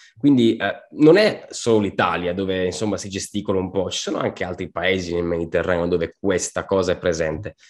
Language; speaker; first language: Italian; native; Italian